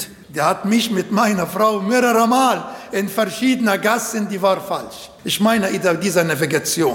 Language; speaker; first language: German; non-native, learner; Arabic